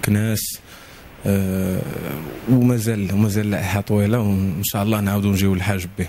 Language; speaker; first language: Arabic; native; Arabic